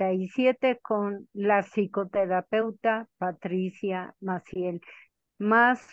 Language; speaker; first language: Spanish; native; Spanish